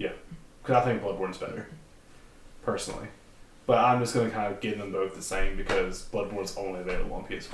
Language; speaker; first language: English; native; English